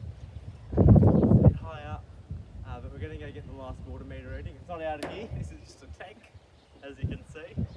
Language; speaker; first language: English; native; English